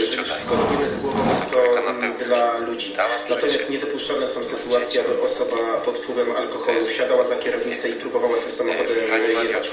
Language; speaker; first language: Polish; native; Polish